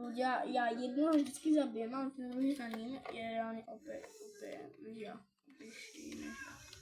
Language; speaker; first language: Czech; non-native, learner; Slovak